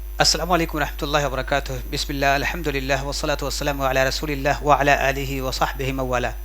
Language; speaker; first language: Urdu; native; Urdu